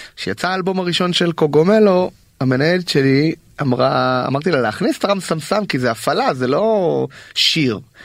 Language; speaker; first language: Hebrew; native; Hebrew